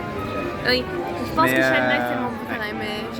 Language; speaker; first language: French; non-native, fluent; English